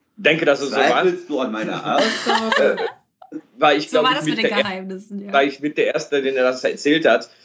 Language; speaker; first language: German; native; German